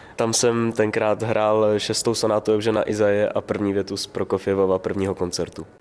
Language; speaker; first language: Czech; native; Czech